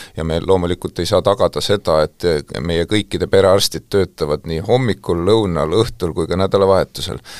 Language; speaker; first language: Estonian; non-native, local second language; Russian